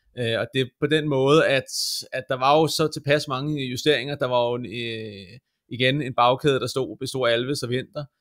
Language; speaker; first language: Danish; native; Danish